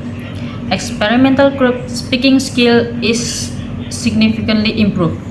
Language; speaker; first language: English; non-native, learner; Indonesian